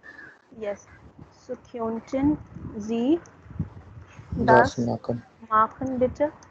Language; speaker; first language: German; non-native, fluent; Hindi